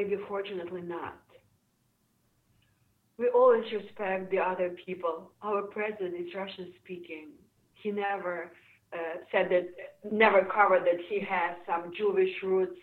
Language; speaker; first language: English; non-native, fluent; Ukrainian